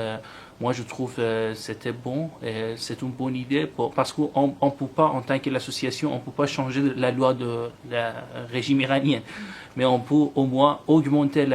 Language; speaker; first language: French; non-native, learner; Persian